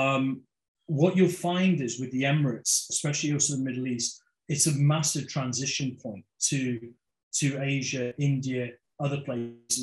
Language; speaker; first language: English; native; English